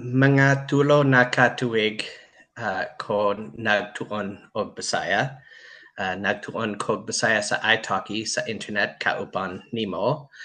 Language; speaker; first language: Cebuano; non-native, learner; English